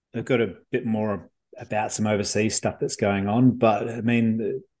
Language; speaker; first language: English; native; English